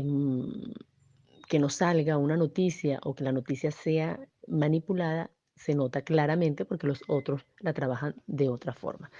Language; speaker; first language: Spanish; native; Spanish